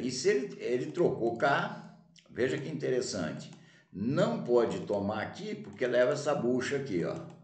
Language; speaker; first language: Portuguese; native; Portuguese